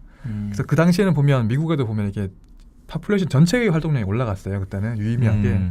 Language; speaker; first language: Korean; native; Korean